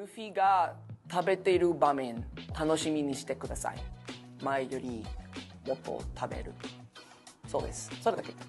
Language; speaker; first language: Japanese; non-native, learner; Spanish